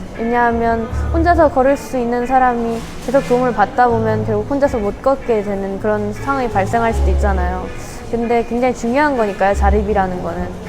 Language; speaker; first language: Korean; early bilingual, heritage; Korean